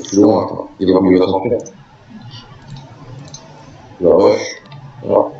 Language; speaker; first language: French; native; French